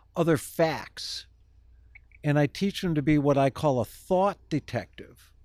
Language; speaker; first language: English; native; English